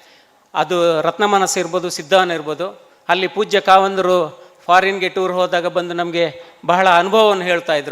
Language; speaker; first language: Kannada; native; Kannada